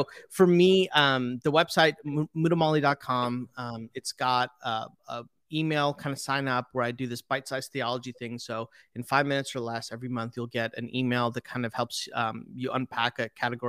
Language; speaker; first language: English; early bilingual, other home language; Telugu